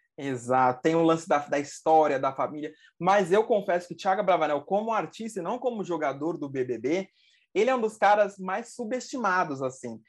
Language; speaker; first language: Portuguese; native; Portuguese